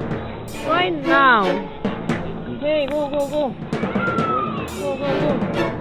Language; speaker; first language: English; non-native, learner; Korean